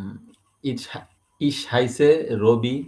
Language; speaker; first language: German; non-native, learner; Bangla